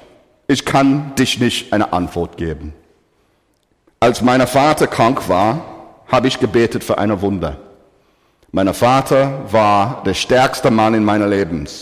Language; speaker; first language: German; non-native, fluent; English